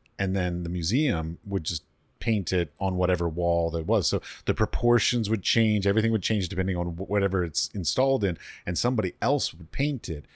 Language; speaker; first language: English; native; English